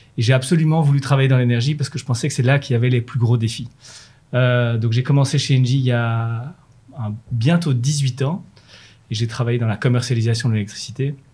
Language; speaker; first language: French; native; French